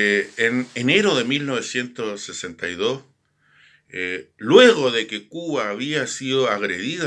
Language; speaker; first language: Spanish; native; Spanish